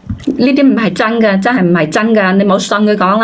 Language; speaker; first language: Cantonese; native; Cantonese